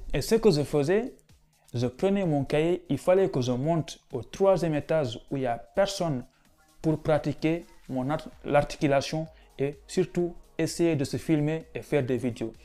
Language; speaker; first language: French; non-native, local second language; Wolof